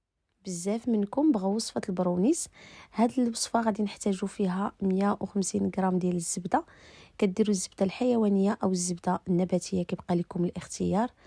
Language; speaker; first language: Arabic; native; Arabic